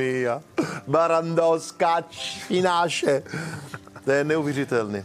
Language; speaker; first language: Czech; non-native, learner; Italian